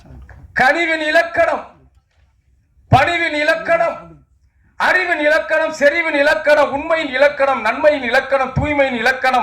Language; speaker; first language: Tamil; native; Tamil